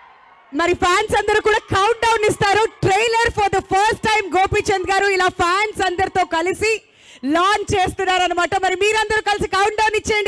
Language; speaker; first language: Telugu; native; Telugu